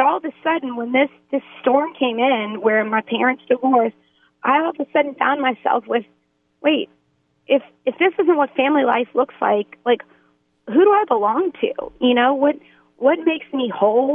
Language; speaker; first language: English; native; English